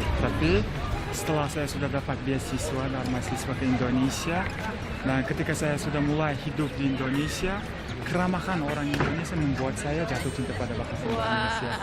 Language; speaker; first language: Indonesian; non-native, fluent; Uzbek